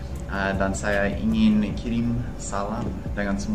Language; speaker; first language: Indonesian; non-native, fluent; English